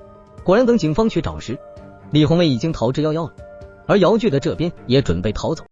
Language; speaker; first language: Chinese; native; Chinese